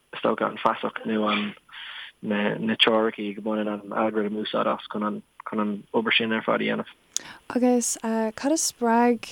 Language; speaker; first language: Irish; non-native, local second language; English